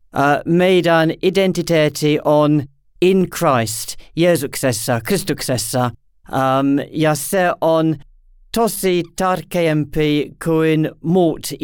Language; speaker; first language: Finnish; non-native, learner; English